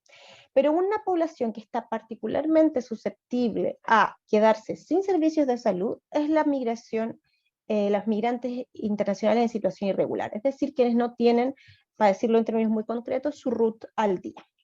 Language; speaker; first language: Spanish; native; Spanish